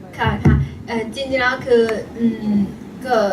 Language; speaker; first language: Thai; non-native, learner; Chinese